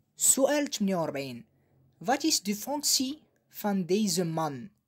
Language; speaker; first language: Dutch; non-native, learner; Arabic